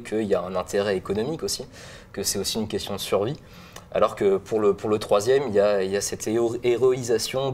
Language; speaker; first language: French; native; French